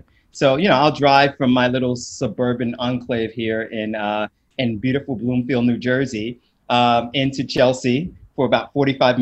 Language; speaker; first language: English; native; English